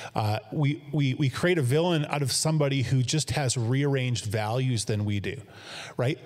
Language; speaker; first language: English; native; English